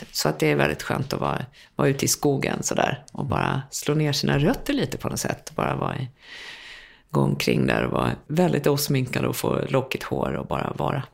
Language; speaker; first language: Swedish; native; Swedish